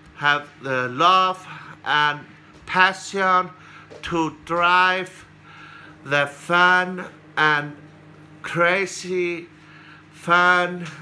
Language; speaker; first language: English; non-native, learner; Icelandic